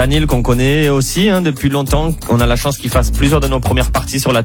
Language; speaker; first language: French; early bilingual, other home language; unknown